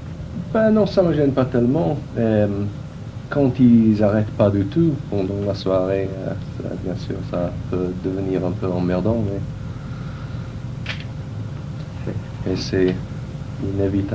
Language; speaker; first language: French; non-native, fluent; English